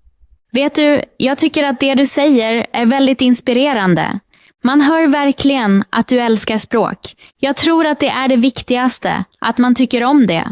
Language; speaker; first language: Swedish; non-native, fluent; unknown